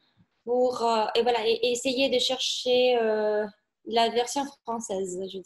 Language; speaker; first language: French; non-native, fluent; Spanish